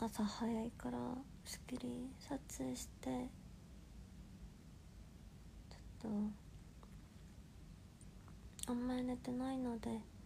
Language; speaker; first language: Japanese; non-native, fluent; Korean